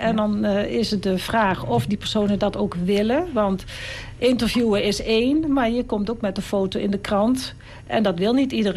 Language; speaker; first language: Dutch; native; Dutch